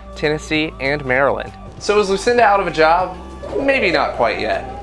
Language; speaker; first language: English; native; English